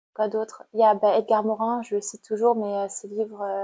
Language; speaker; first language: French; non-native, fluent; Khmer